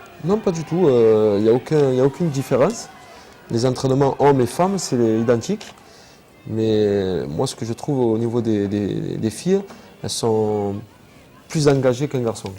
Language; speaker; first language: French; native; French